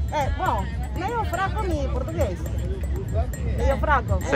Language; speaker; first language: Portuguese; non-native, learner; Spanish